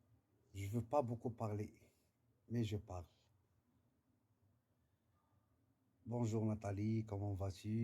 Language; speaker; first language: French; non-native, learner; Arabic